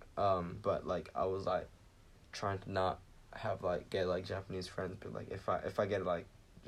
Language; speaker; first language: English; early bilingual, other home language; Japanese